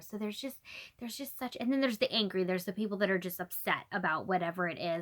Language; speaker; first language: English; native; English